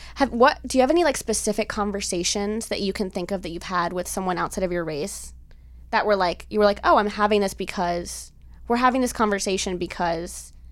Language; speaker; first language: English; native; English